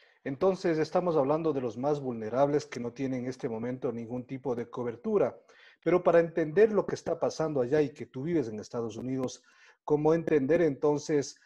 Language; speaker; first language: Spanish; native; Spanish